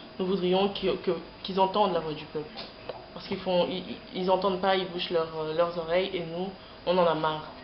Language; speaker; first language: French; non-native, local second language; Lingala